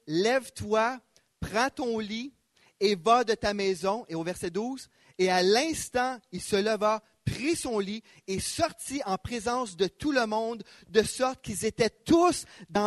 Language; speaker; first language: French; native; French